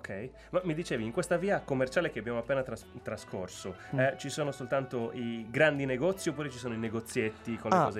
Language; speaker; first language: Italian; native; Italian